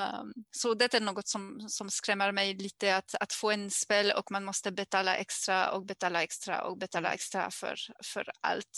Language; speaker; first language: Swedish; non-native, learner; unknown